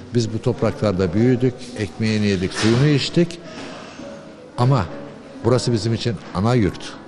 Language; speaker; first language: Turkish; early bilingual, other home language; Uyghur